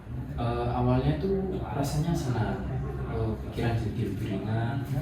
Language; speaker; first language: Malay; non-native, fluent; Indonesian